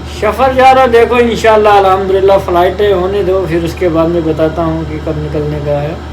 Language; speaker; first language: Hindi; non-native, local second language; Malayalam